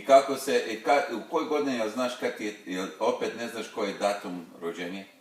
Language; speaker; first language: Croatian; early bilingual, heritage; Croatian